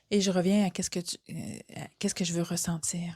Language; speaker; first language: French; native; French